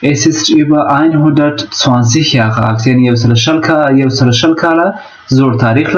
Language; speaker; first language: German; non-native, fluent; Pashto